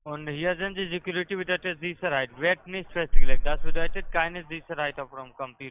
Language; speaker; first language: German; non-native, learner; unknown